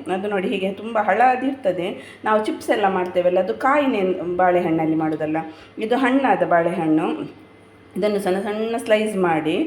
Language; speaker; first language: Kannada; non-native, local second language; Tulu